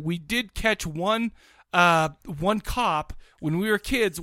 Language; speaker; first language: English; native; English